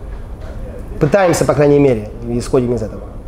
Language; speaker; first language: Russian; native; Russian